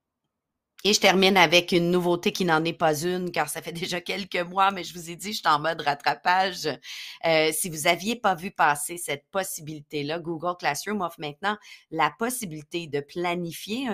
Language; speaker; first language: French; native; French